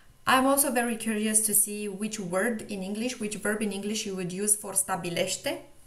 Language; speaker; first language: English; non-native, fluent; Romanian